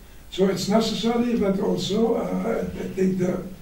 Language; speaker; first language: English; non-native, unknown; Dutch